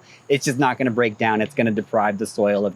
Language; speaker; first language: English; native; English